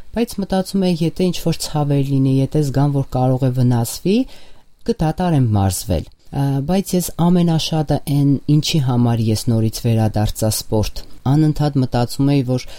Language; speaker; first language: Armenian; native; Armenian